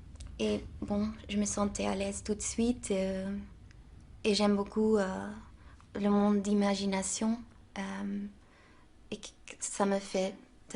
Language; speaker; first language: French; non-native, local second language; Dutch